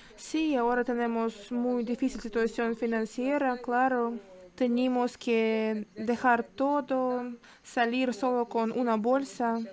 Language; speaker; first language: Spanish; non-native, fluent; Ukrainian